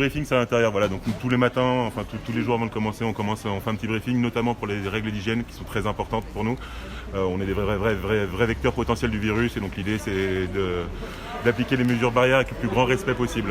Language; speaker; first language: French; native; French